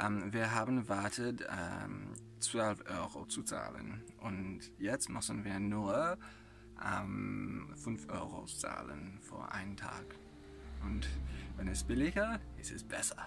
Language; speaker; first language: German; non-native, learner; English